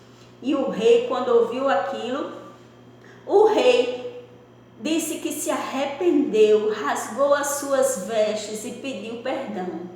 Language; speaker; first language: Portuguese; native; Portuguese